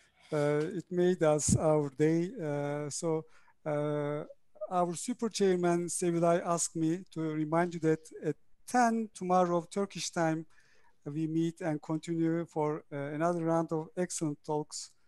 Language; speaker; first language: English; non-native, fluent; Turkish